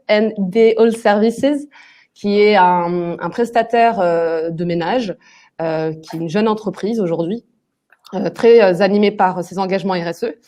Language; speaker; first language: French; native; French